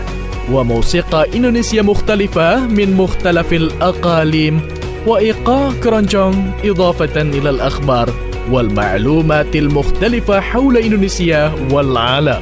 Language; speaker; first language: Arabic; non-native, fluent; Indonesian